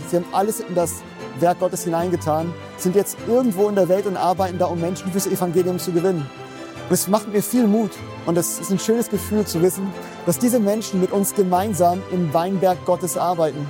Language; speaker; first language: German; native; German